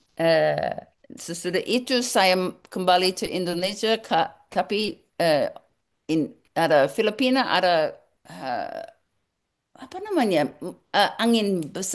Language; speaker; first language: Indonesian; non-native, learner; English